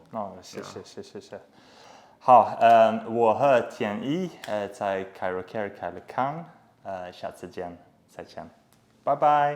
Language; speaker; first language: Chinese; non-native, learner; English